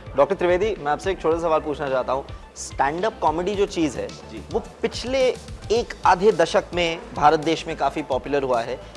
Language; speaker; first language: Hindi; native; Hindi